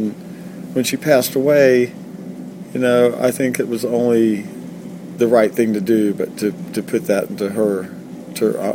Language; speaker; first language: English; native; English